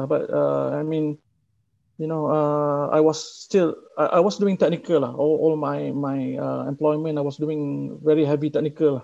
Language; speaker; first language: English; non-native, local second language; Malay